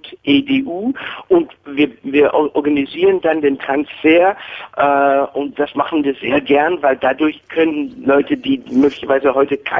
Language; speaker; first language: German; non-native, fluent; English